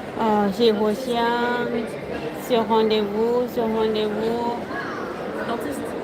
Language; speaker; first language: French; non-native, learner; Thai